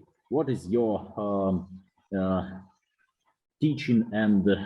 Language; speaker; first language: English; non-native, fluent; Russian